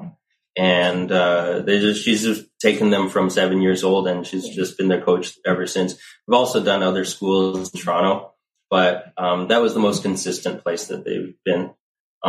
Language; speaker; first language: English; native; English